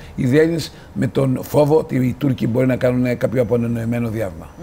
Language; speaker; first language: Greek; native; Greek